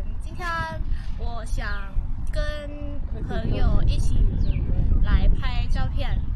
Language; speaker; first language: Chinese; non-native, learner; Lao